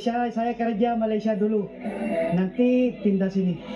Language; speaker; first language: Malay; non-native, learner; Filipino